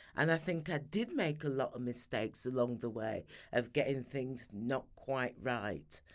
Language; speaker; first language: English; native; English